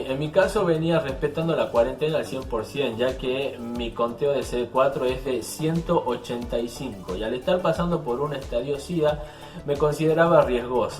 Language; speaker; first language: Spanish; native; Spanish